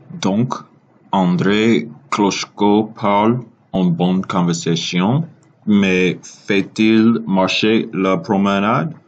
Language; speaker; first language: French; non-native, learner; English